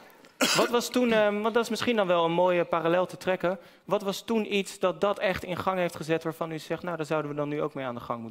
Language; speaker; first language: Dutch; native; Dutch